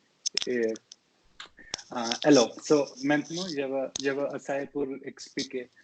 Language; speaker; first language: French; non-native, learner; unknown